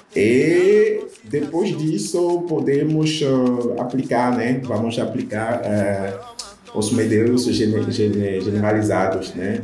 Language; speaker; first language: Portuguese; non-native, fluent; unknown